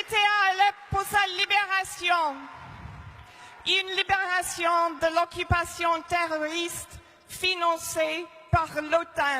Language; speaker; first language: French; non-native, fluent; English